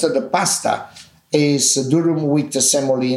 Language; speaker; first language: English; non-native, fluent; Italian